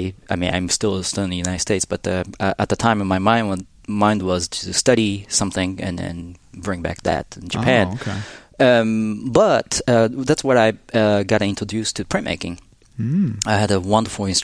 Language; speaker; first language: English; non-native, fluent; Japanese